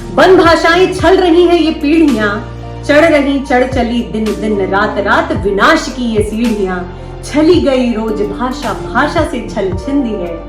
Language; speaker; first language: Hindi; native; Hindi